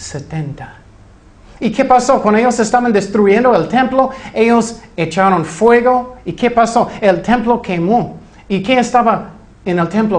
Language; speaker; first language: Spanish; non-native, fluent; English